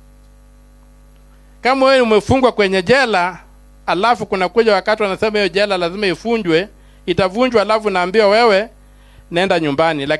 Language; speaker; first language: Swahili; non-native, local second language; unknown